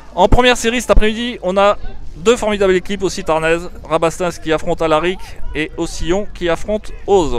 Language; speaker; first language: French; native; French